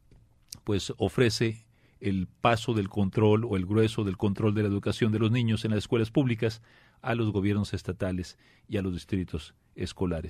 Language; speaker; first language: Spanish; native; Spanish